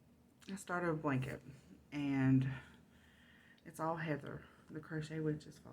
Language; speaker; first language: English; native; English